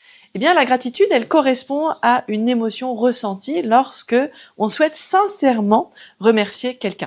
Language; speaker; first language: French; native; French